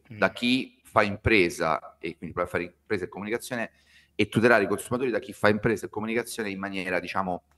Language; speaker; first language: Italian; native; Italian